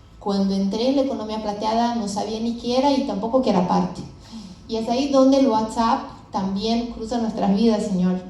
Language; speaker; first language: Spanish; native; Spanish